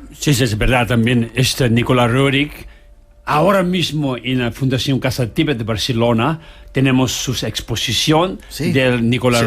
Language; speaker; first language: Spanish; non-native, learner; Tibetan